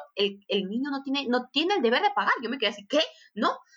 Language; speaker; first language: Spanish; native; Spanish